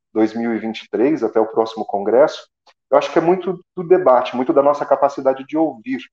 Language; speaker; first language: Portuguese; native; Portuguese